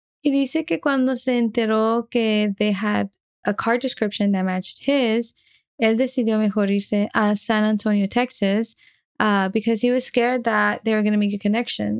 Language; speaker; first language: English; early bilingual, other home language; Spanish